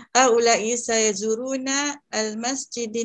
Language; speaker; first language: Arabic; non-native, learner; Indonesian